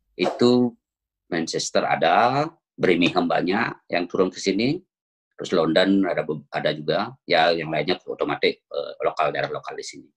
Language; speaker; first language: Indonesian; native; Indonesian